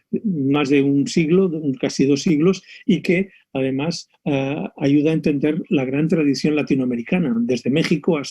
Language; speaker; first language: Spanish; native; Spanish